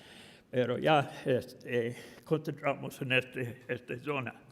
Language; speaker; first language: Spanish; non-native, fluent; English